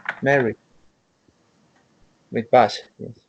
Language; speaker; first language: English; non-native, learner; Spanish